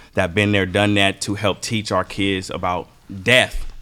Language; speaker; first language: English; native; English